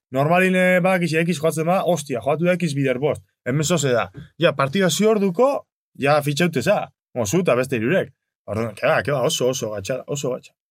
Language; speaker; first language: Basque; native; Basque